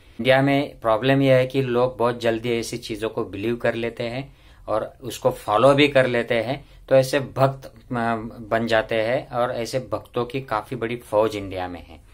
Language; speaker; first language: Hindi; non-native, local second language; Marathi